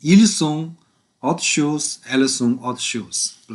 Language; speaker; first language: French; non-native, learner; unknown